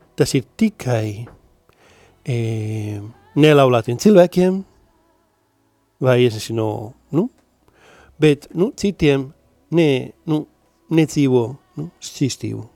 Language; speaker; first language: Latvian; non-native, learner; Spanish